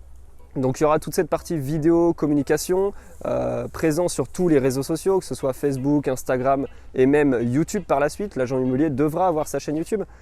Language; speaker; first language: French; native; French